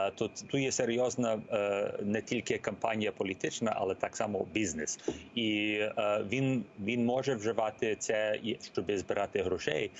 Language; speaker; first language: Ukrainian; early bilingual, heritage; Ukrainian